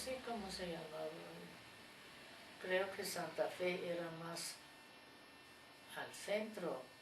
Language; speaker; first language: Spanish; non-native, fluent; German